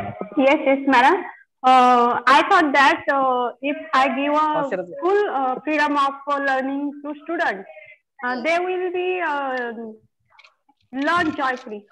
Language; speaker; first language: English; non-native, local second language; Marathi